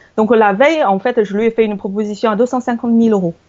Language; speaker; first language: French; non-native, fluent; Chinese